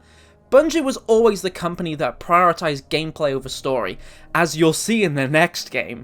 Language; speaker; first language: English; native; English